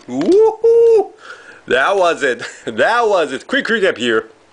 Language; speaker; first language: English; non-native, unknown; Japanese